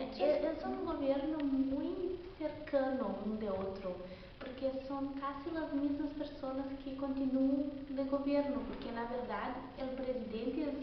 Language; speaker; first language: Spanish; non-native, learner; Portuguese